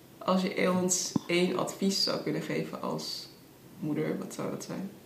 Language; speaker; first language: Dutch; early bilingual, other home language; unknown